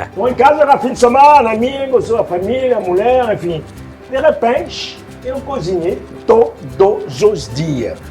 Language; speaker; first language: Portuguese; non-native, fluent; French